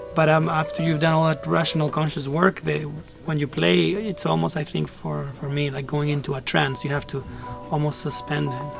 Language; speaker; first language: English; non-native, fluent; Spanish